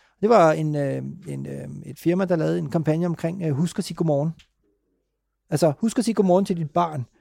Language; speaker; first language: Danish; early bilingual, other home language; Urdu